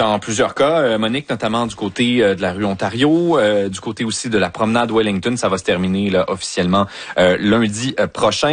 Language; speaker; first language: French; native; French